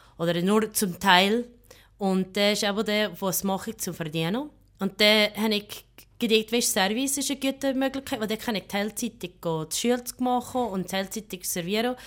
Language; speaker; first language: German; non-native, fluent; English